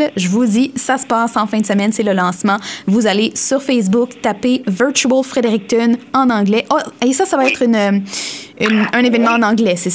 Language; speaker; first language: French; native; French